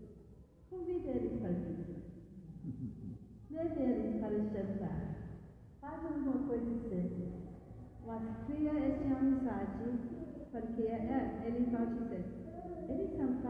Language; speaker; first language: Portuguese; non-native, fluent; English